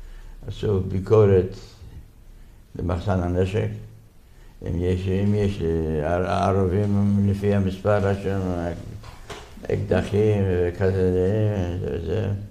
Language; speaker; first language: Hebrew; non-native, fluent; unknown